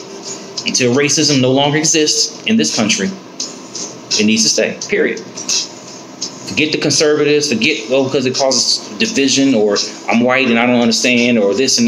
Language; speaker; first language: English; native; English